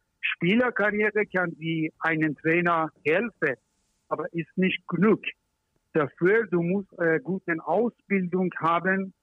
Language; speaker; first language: German; non-native, learner; Persian